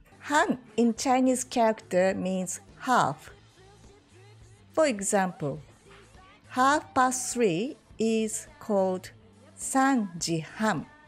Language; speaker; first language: English; non-native, fluent; Japanese